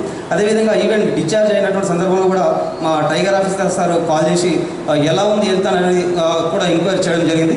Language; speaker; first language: Telugu; native; Telugu